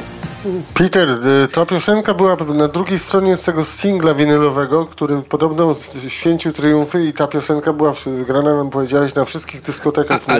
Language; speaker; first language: Polish; native; Polish